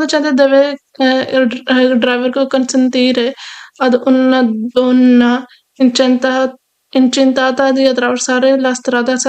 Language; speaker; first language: Italian; non-native, fluent; Urdu